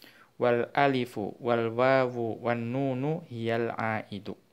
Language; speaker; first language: Arabic; non-native, fluent; Indonesian